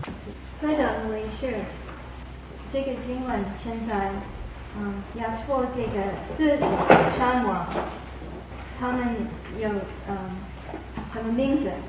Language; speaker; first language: Chinese; non-native, fluent; English